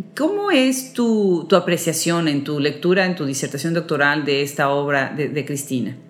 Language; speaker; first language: Spanish; native; Spanish